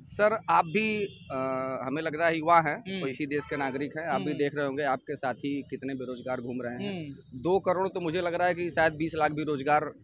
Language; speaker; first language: Hindi; native; Hindi